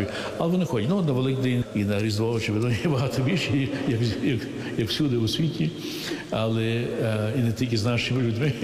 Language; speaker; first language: Ukrainian; early bilingual, heritage; English